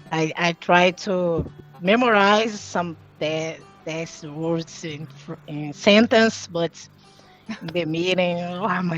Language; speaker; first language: English; non-native, learner; Portuguese